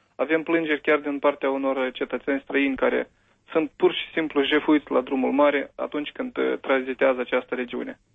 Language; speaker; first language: Romanian; native; Romanian